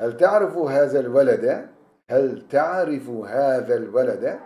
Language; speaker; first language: Arabic; non-native, fluent; Turkish